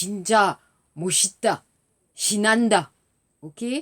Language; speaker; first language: Korean; non-native, learner; French